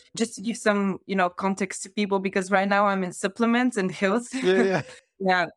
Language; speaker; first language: English; non-native, fluent; Bulgarian